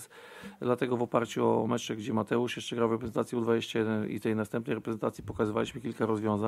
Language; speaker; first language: Polish; native; Polish